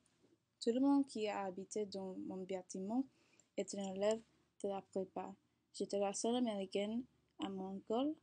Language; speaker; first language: French; non-native, learner; English